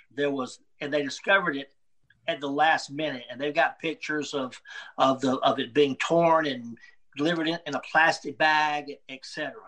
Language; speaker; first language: English; native; English